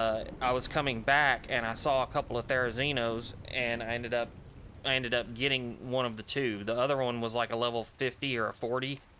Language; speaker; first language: English; native; English